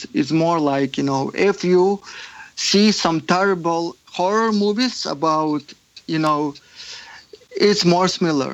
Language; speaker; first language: English; non-native, fluent; Ukrainian